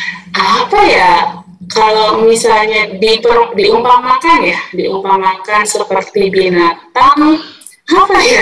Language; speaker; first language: Indonesian; native; Indonesian